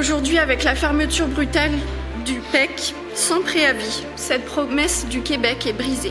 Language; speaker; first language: French; native; French